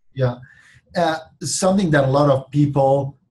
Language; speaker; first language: English; non-native, fluent; Spanish